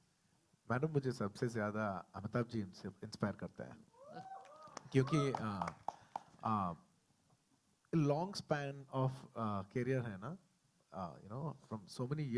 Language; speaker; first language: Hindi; non-native, local second language; Telugu